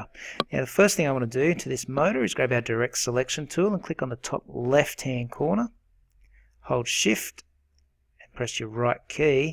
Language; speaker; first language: English; native; English